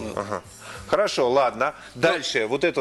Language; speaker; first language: Russian; native; Russian